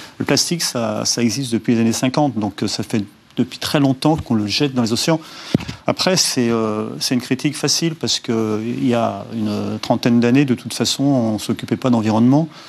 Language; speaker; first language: French; native; French